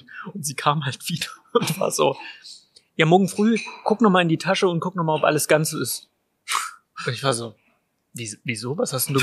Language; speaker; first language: German; native; German